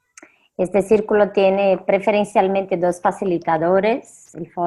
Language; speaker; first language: Spanish; non-native, fluent; Portuguese